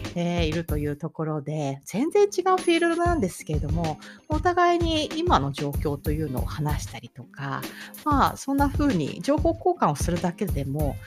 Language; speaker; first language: Japanese; native; Japanese